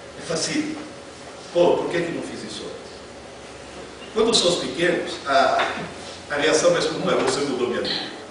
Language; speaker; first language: Portuguese; non-native, fluent; Italian